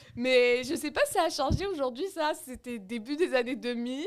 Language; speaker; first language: French; non-native, local second language; Arabic